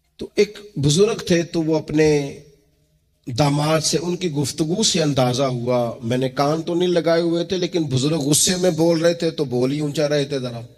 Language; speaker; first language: Urdu; non-native, local second language; Punjabi